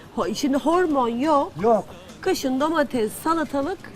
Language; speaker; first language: Turkish; native; Turkish